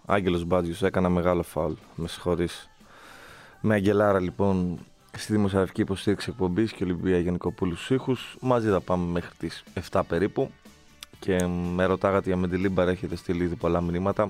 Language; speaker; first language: Greek; native; Greek